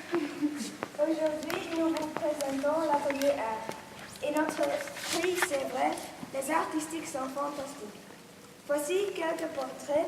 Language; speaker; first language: French; non-native, local second language; Dutch